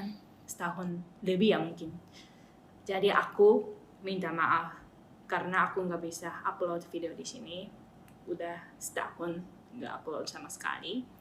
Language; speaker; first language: Indonesian; non-native, fluent; Japanese